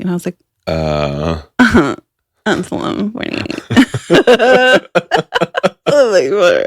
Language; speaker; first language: English; native; English